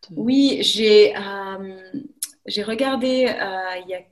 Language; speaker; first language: French; native; French